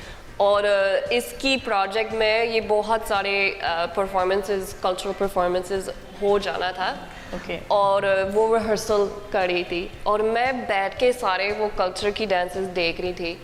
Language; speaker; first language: Hindi; non-native, learner; English